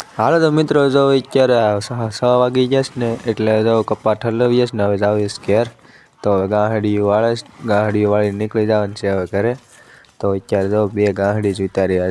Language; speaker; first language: Gujarati; native; Gujarati